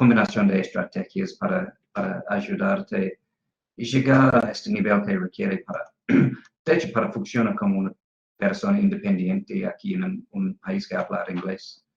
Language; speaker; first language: Spanish; non-native, fluent; English